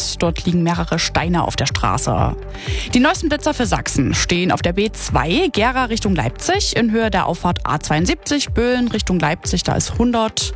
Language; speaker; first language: German; native; German